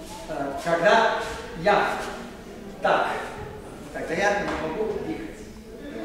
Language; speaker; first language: Russian; non-native, learner; Serbian